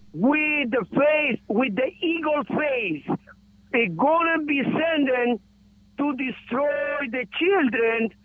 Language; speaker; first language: English; non-native, learner; Spanish